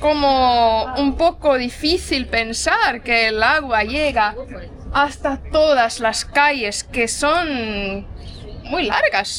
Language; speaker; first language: Spanish; non-native, fluent; Estonian